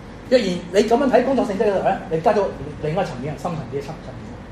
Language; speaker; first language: Cantonese; native; Cantonese